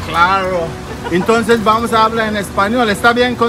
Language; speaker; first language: Spanish; non-native, learner; English